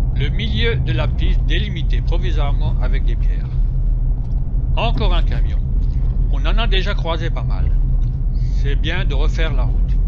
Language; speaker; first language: French; native; French